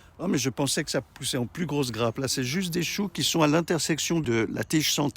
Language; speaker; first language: French; native; French